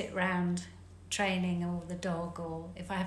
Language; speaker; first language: English; native; English